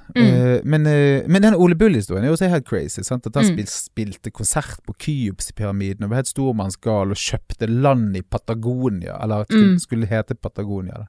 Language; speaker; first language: Norwegian; native; Norwegian